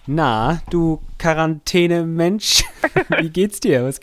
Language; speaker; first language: German; native; German